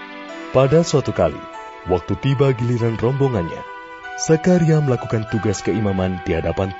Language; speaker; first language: Indonesian; native; Indonesian